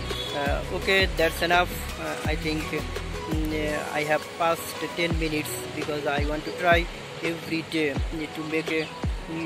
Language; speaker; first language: English; non-native, learner; Bangla